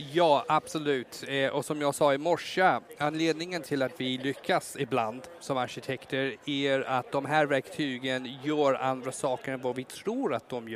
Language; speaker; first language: Swedish; non-native, fluent; English